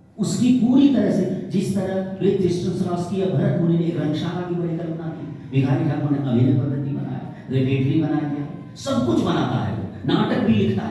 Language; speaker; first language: Hindi; native; Hindi